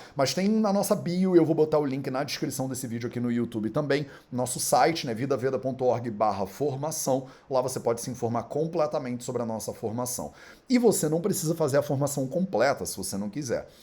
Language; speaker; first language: Portuguese; native; Portuguese